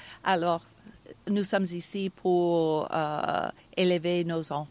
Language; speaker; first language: French; non-native, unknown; English